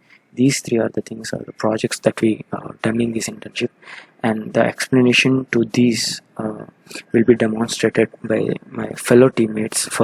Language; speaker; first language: English; non-native, local second language; Telugu